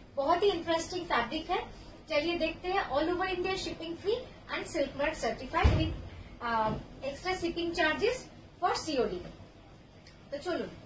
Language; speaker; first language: Hindi; non-native, local second language; Bangla